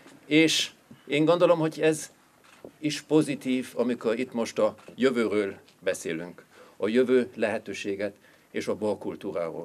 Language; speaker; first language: Hungarian; non-native, fluent; German